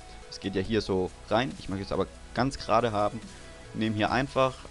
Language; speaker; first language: German; native; German